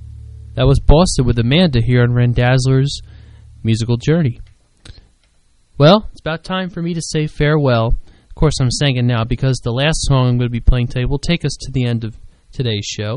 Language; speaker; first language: English; native; English